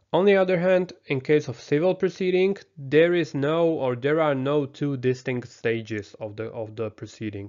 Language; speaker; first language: English; non-native, fluent; Slovak